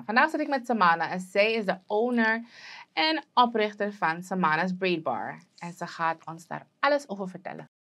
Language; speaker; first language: Dutch; native; Dutch